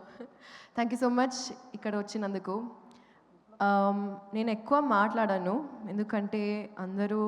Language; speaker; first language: Telugu; non-native, fluent; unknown